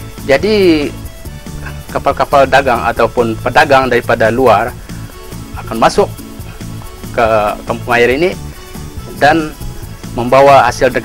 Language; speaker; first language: Malay; native; Malay